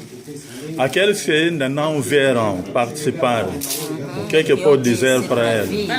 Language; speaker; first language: Portuguese; non-native, local second language; Kongo